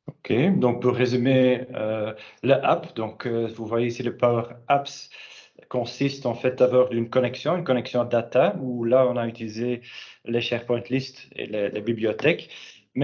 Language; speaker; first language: French; native; French